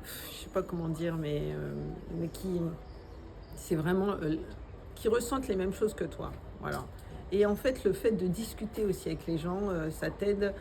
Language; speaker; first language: French; native; French